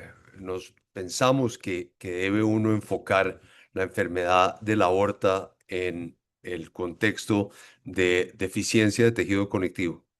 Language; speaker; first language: Spanish; native; Spanish